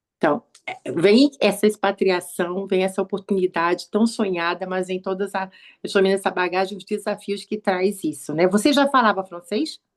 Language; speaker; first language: Portuguese; native; Portuguese